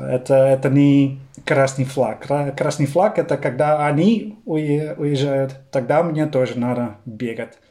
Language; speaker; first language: Russian; non-native, fluent; Dutch